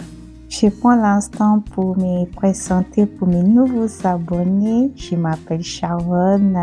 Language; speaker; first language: French; non-native, learner; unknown